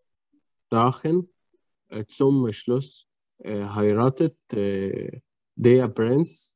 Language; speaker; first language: German; non-native, learner; Arabic